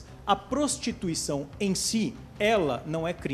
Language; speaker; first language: Portuguese; native; Portuguese